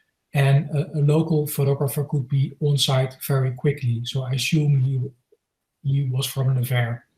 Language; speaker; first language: English; non-native, fluent; Dutch